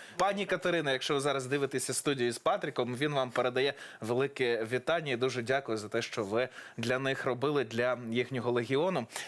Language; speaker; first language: Ukrainian; native; Ukrainian